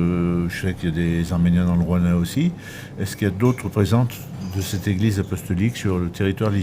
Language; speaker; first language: French; native; French